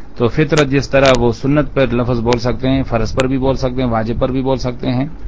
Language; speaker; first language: Urdu; non-native, local second language; Pashto